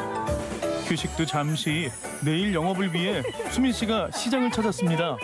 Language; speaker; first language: Korean; native; Korean